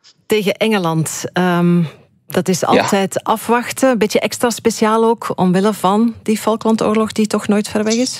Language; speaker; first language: Dutch; native; Dutch